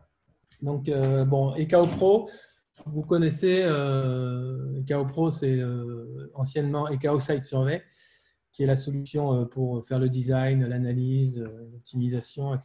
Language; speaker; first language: French; native; French